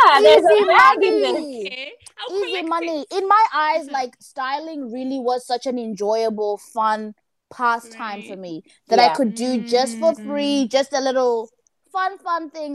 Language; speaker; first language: English; early bilingual, other home language; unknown